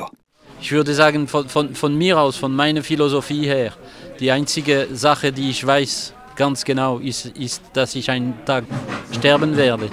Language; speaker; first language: German; non-native, local second language; French